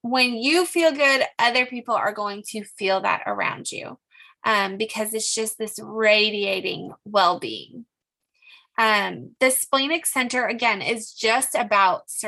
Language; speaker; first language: English; native; English